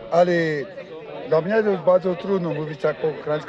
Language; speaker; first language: Polish; non-native, learner; English